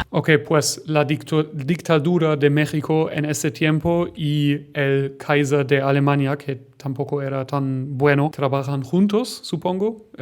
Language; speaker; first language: Spanish; non-native, fluent; German